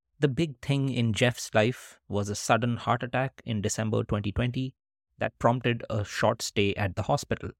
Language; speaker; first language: English; non-native, local second language; Hindi